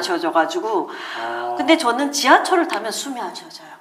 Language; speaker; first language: Korean; native; Korean